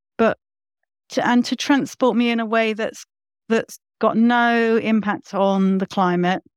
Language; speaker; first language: English; native; English